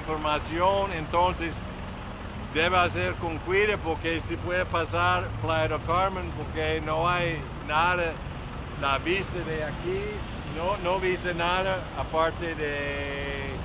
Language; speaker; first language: Spanish; non-native, learner; English